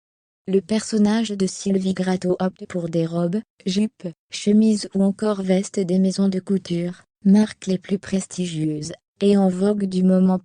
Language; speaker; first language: French; native; French